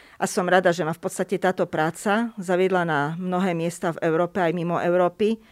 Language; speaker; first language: Slovak; native; Slovak